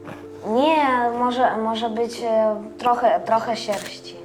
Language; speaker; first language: Polish; early bilingual, other home language; Russian